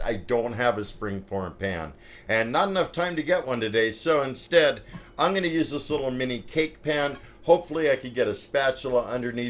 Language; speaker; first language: English; native; English